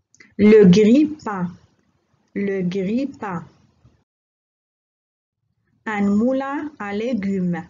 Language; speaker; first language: French; non-native, local second language; Arabic